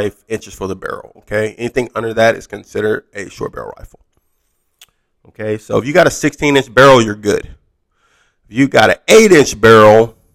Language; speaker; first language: English; native; English